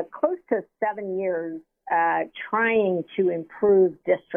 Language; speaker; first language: English; native; English